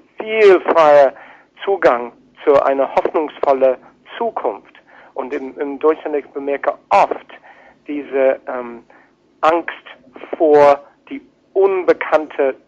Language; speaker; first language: German; non-native, fluent; English